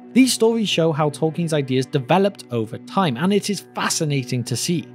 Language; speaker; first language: English; native; English